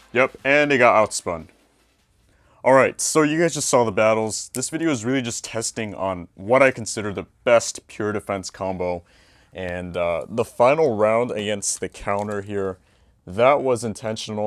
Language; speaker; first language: English; native; English